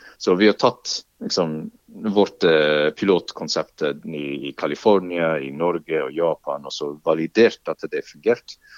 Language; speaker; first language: Norwegian; non-native, fluent; English